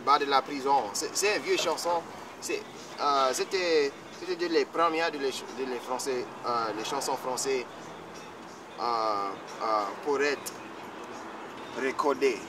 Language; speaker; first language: French; non-native, learner; English